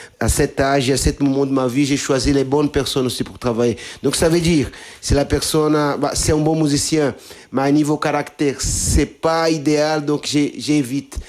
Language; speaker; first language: French; non-native, fluent; Portuguese